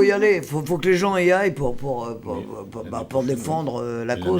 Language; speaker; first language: French; native; French